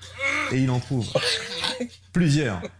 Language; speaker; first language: French; native; French